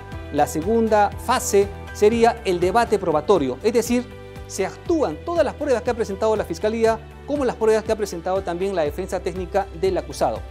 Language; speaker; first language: Spanish; native; Spanish